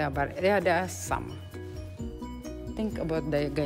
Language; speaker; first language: English; non-native, learner; Filipino